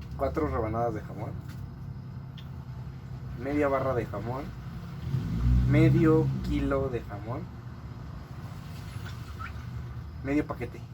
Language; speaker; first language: Spanish; native; Spanish